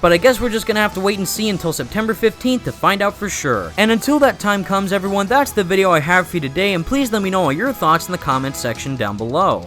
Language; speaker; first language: English; native; English